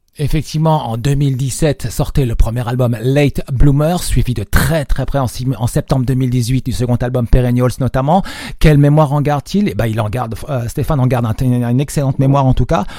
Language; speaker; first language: French; non-native, local second language; Arabic